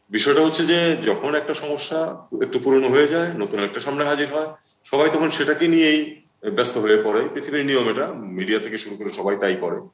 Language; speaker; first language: Bangla; native; Bangla